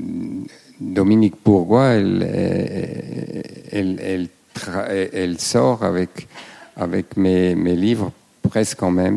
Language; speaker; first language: French; non-native, fluent; German